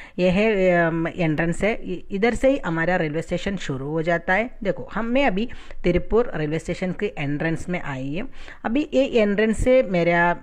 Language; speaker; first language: Hindi; non-native, fluent; Tamil